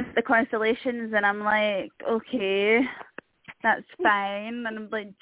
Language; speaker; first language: English; native; English